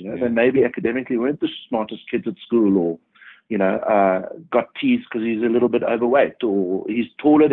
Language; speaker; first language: English; native; English